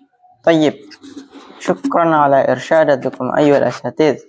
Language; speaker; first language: Arabic; non-native, learner; Indonesian